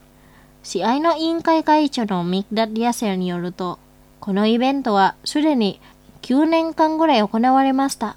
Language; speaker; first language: Japanese; non-native, fluent; Indonesian